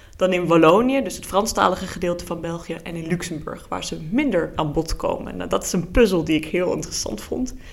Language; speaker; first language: Dutch; early bilingual, heritage; Dutch